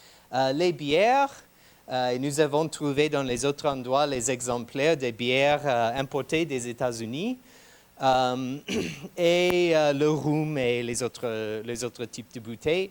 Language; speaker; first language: French; non-native, fluent; English